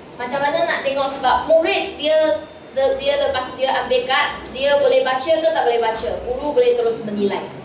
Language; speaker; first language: Malay; non-native, local second language; Chinese